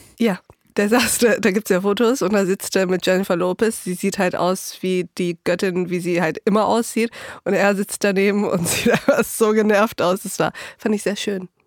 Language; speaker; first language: German; early bilingual, other home language; Turkish